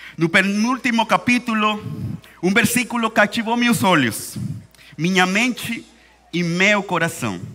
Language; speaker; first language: Portuguese; non-native, fluent; Spanish